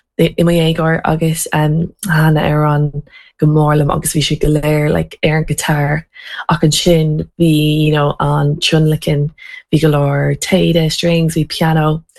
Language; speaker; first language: Irish; non-native, local second language; English